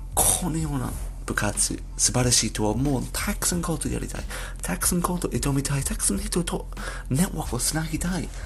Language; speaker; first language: Japanese; non-native, learner; English